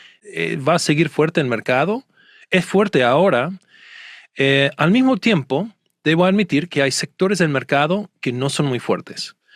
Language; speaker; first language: Spanish; non-native, fluent; English